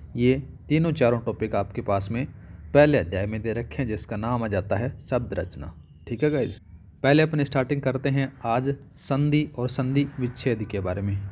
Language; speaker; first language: Hindi; native; Hindi